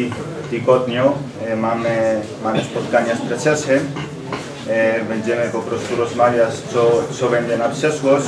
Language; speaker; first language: Polish; non-native, learner; Spanish